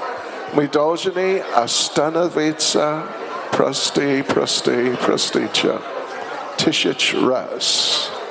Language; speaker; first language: Russian; non-native, learner; English